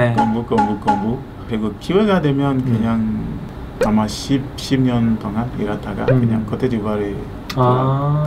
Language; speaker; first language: Korean; non-native, learner; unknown